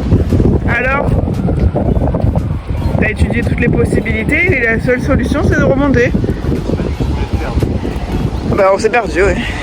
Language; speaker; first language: French; native; French